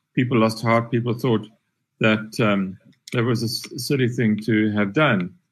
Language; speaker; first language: English; native; English